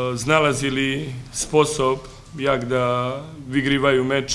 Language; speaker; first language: Polish; non-native, learner; Serbian